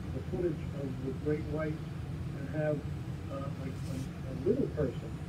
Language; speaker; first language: English; native; English